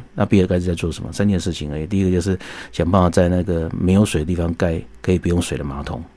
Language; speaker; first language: Chinese; native; Chinese